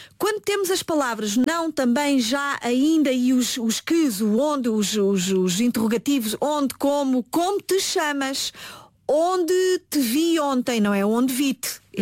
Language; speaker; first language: Portuguese; native; Portuguese